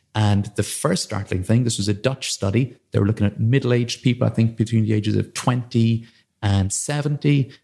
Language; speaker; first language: English; native; English